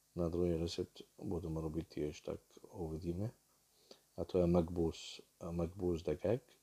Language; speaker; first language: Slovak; non-native, learner; Arabic